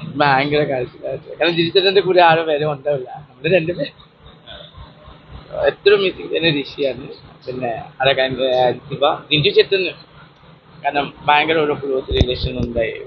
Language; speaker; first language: Malayalam; non-native, local second language; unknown